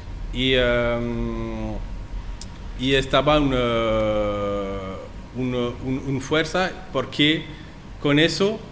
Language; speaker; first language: Spanish; non-native, learner; French